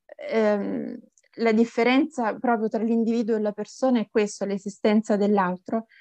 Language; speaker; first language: Italian; native; Italian